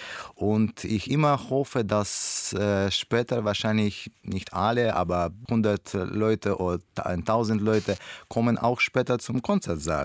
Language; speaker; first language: German; non-native, learner; Russian